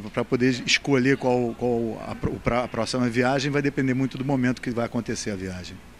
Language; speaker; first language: Portuguese; native; Portuguese